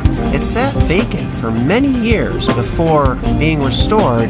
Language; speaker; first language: English; native; English